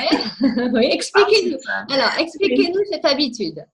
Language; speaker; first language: French; native; French